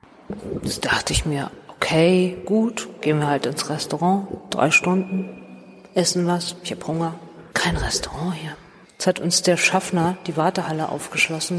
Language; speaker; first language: German; native; German